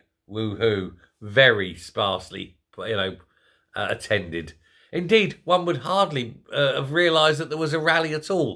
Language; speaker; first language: English; native; English